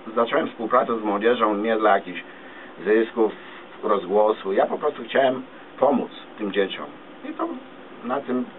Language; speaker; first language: Polish; native; Polish